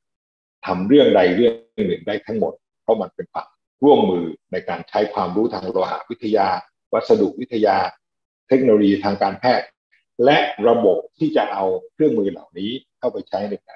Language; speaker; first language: Thai; native; Thai